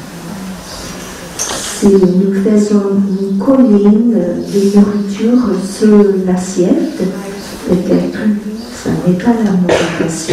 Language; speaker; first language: French; non-native, fluent; Vietnamese